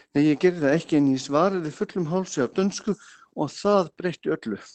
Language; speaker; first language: Icelandic; non-native, fluent; German